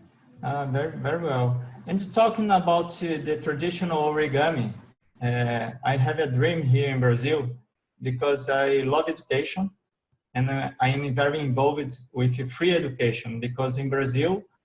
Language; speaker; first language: English; non-native, learner; Portuguese